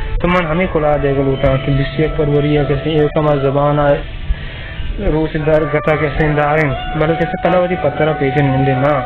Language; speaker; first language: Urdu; non-native, local second language; Baluchi